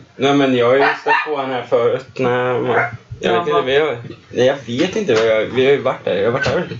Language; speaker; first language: Swedish; native; Swedish